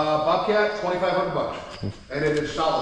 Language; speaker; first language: English; native; English